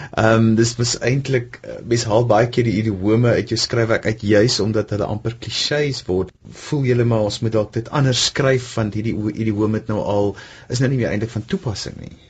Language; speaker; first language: Afrikaans; native; Afrikaans